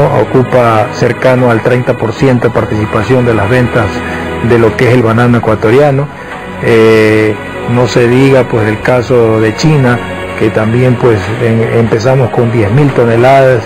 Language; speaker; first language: Spanish; native; Spanish